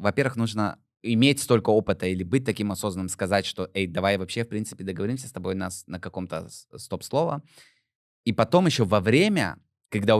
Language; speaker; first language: Russian; native; Russian